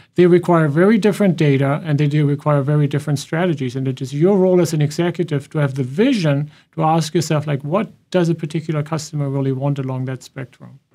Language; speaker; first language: English; non-native, fluent; German